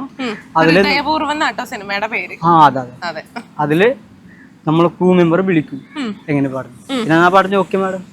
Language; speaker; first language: Malayalam; non-native, local second language; Odia